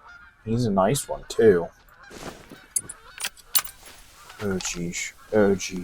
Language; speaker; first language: English; native; English